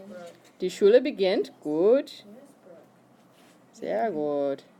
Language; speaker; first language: German; non-native, fluent; English